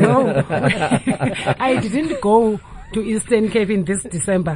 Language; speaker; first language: English; non-native, local second language; Xhosa